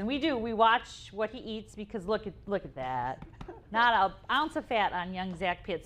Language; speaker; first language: English; native; English